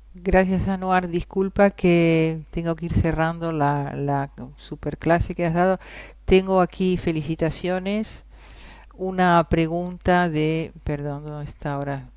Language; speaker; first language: Spanish; native; Spanish